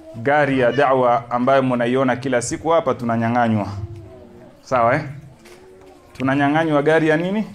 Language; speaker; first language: Swahili; native; Swahili